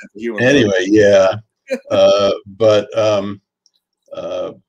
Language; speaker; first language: English; native; English